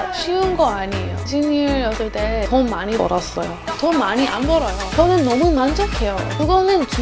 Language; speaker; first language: Korean; non-native, learner; English